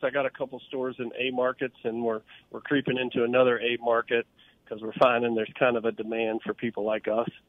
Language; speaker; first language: English; native; English